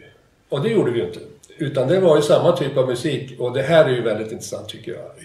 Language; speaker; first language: Swedish; native; Swedish